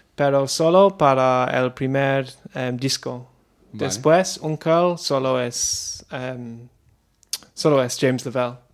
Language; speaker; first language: Spanish; non-native, learner; English